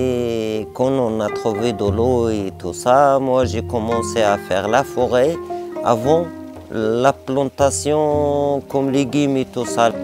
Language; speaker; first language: French; non-native, learner; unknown